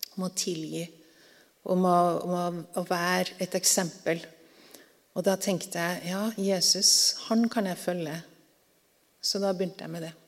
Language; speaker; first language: Norwegian; native; Norwegian